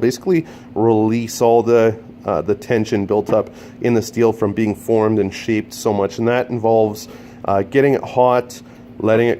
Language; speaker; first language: English; native; English